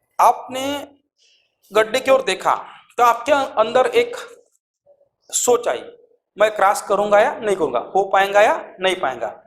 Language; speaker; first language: Hindi; non-native, local second language; Marathi